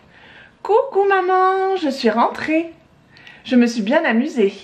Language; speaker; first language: French; native; French